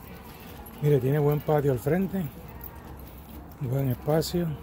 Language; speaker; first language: Spanish; native; Spanish